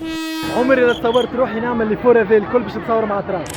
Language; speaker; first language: Arabic; native; Arabic